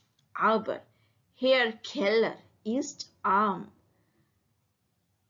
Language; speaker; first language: German; non-native, learner; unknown